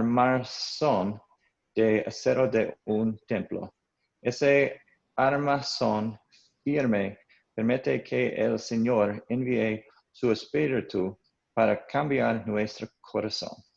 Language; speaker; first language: Spanish; non-native, learner; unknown